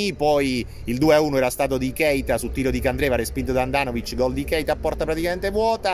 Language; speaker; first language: Italian; native; Italian